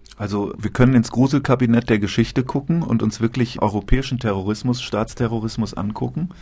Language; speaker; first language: German; native; German